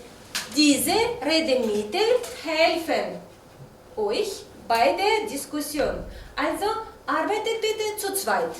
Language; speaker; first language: German; non-native, fluent; Russian